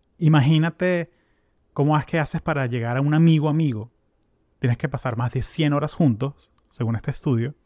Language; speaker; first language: Spanish; native; Spanish